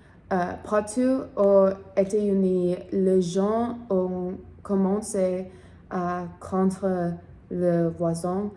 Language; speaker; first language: French; non-native, learner; English